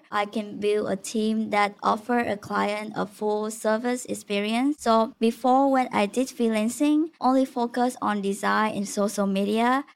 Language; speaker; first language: English; non-native, fluent; Vietnamese